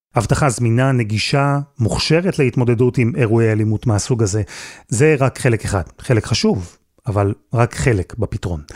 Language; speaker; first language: Hebrew; native; Hebrew